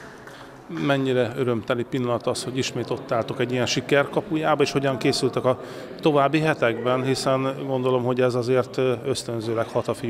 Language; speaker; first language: Hungarian; native; Hungarian